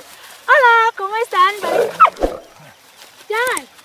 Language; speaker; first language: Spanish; non-native, learner; Indonesian